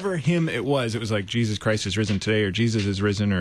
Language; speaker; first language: English; native; English